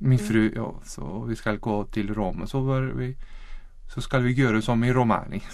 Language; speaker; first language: Swedish; non-native, learner; Icelandic